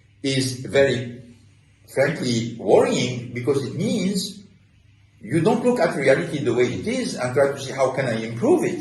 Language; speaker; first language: English; non-native, fluent; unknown